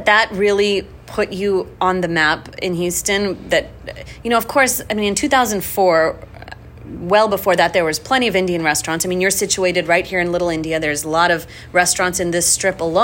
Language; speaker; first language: English; native; English